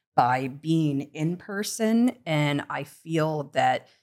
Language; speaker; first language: English; native; English